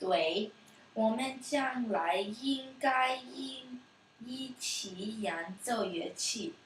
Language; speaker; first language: Chinese; non-native, learner; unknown